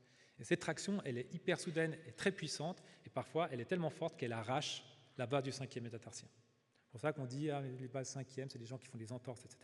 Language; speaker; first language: French; native; French